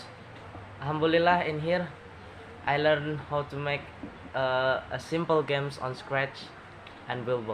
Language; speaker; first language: English; non-native, learner; Indonesian